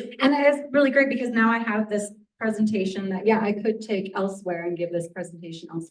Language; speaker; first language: English; native; English